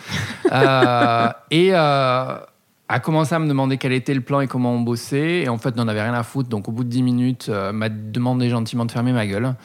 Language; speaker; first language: French; native; French